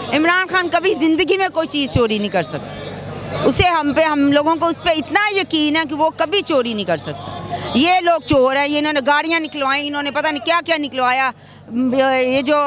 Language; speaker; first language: Urdu; native; Urdu